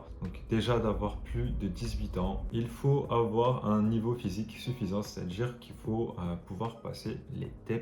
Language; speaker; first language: French; native; French